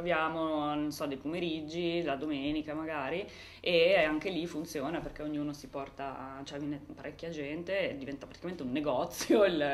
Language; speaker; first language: Italian; native; Italian